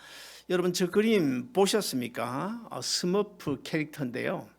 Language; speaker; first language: Korean; native; Korean